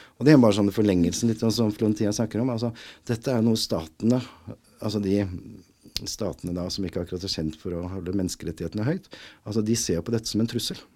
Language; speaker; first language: Norwegian; native; Norwegian